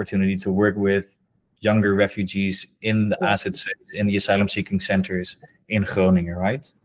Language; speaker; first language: English; non-native, fluent; Dutch